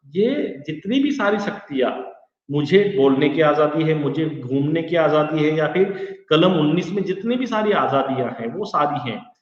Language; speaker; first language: Hindi; non-native, local second language; Marathi